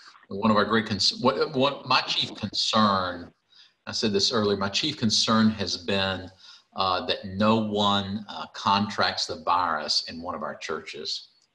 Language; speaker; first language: English; native; English